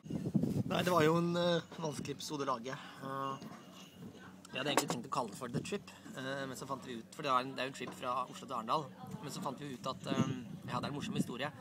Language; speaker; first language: Norwegian; native; Norwegian